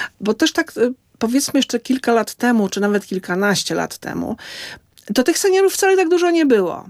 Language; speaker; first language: Polish; native; Polish